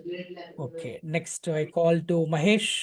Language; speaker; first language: English; non-native, local second language; Telugu